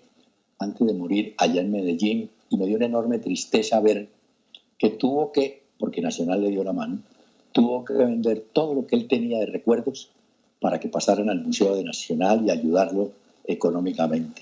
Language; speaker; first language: Spanish; native; Spanish